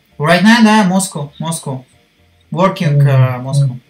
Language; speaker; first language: English; non-native, learner; Russian